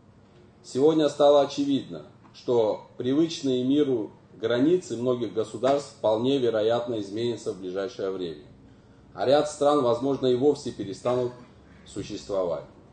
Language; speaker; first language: Russian; native; Russian